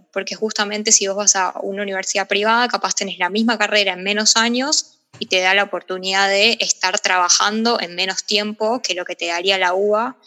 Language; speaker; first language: Spanish; native; Spanish